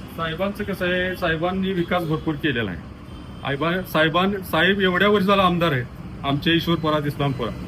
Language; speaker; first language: Marathi; native; Marathi